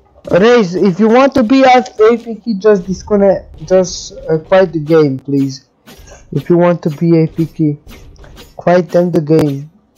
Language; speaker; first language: English; non-native, learner; Serbian